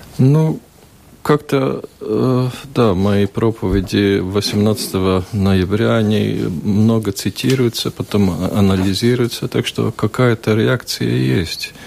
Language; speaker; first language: Russian; non-native, local second language; Latvian